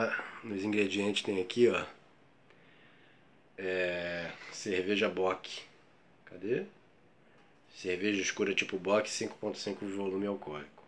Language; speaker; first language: Portuguese; native; Portuguese